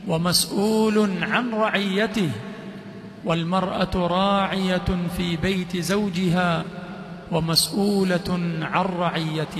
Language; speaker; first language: Arabic; non-native, fluent; Swahili